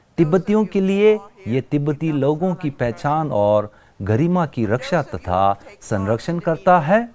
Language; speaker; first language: Hindi; non-native, local second language; Tibetan